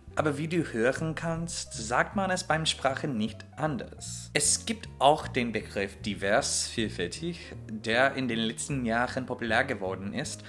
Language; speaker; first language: German; non-native, fluent; English